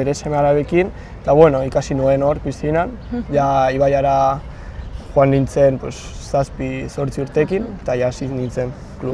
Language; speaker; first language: Basque; non-native, local second language; Spanish